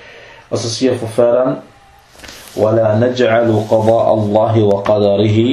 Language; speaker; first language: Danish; non-native, fluent; Arabic